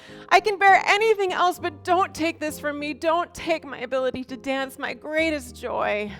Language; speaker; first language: English; native; English